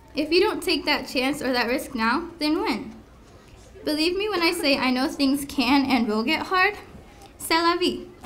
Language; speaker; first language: English; early bilingual, other home language; Spanish